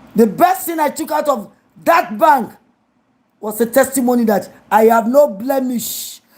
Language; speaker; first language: English; non-native, local second language; Yoruba